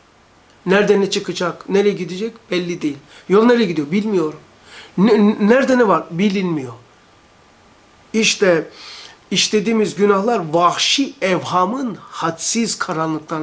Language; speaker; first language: Turkish; native; Turkish